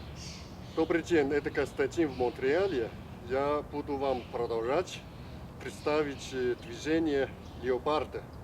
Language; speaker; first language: Russian; non-native, learner; Chinese